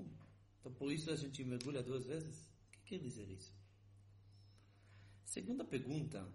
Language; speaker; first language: Portuguese; non-native, fluent; Hebrew